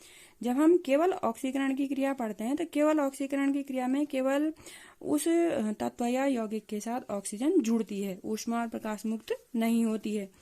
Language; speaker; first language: Hindi; native; Hindi